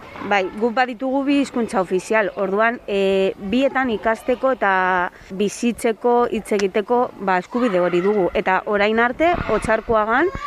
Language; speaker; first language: Basque; non-native, local second language; Spanish